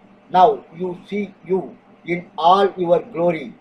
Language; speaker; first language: English; non-native, local second language; Tamil